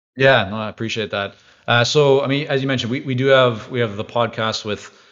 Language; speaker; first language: English; native; English